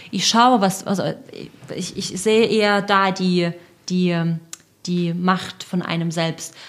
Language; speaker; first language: German; non-native, fluent; Russian